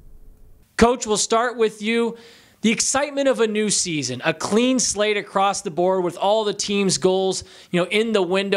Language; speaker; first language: English; native; English